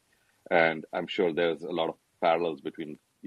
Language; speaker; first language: English; non-native, local second language; Hindi